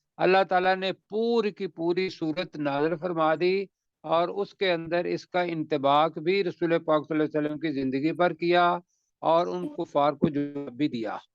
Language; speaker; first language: Urdu; non-native, local second language; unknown